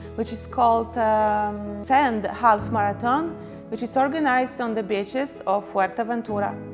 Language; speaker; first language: English; non-native, fluent; Polish